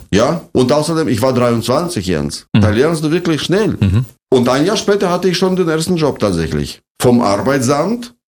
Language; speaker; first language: German; non-native, fluent; Russian